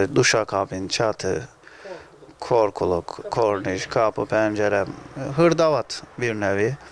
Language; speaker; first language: Turkish; native; Turkish